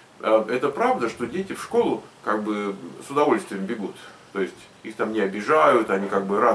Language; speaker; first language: Russian; native; Russian